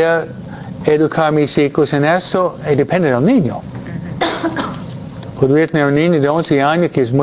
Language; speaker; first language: Spanish; non-native, fluent; English